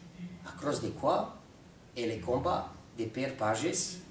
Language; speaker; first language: French; non-native, fluent; Serbian